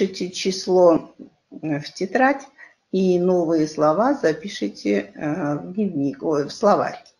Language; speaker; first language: Russian; non-native, local second language; Kyrgyz